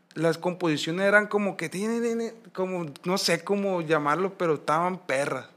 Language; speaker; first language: Spanish; native; Spanish